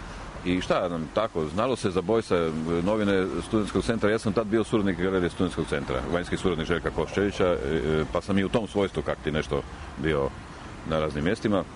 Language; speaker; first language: Croatian; native; Croatian